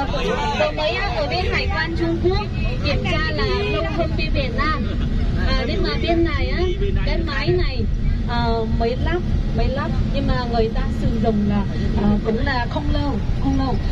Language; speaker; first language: Vietnamese; non-native, fluent; Chinese